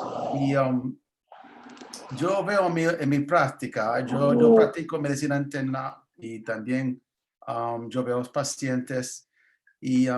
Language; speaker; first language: Spanish; early bilingual, heritage; English